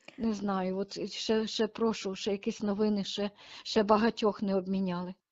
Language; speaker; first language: Ukrainian; native; Ukrainian